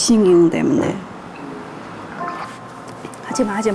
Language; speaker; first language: Korean; non-native, learner; Chinese